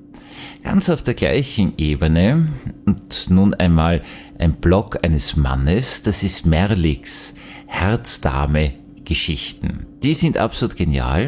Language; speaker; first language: German; native; German